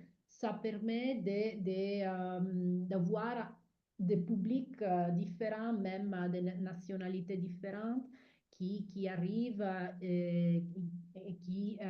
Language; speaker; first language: French; non-native, fluent; Italian